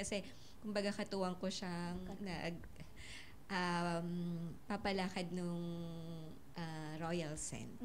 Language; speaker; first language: Filipino; native; Filipino